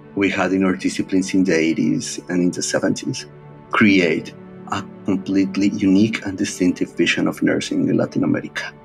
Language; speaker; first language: English; non-native, fluent; Spanish